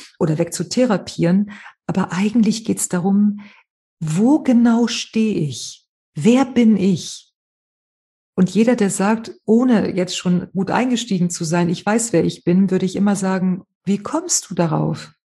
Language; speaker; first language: German; non-native, fluent; Spanish